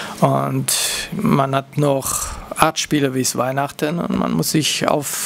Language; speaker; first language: German; non-native, local second language; French